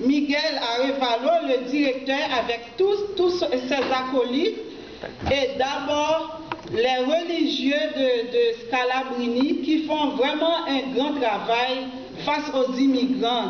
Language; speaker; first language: French; non-native, local second language; Haitian Creole